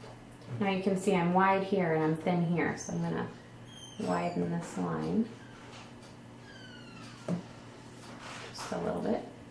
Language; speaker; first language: English; native; English